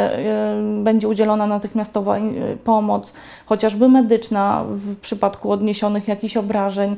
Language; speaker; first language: Polish; native; Polish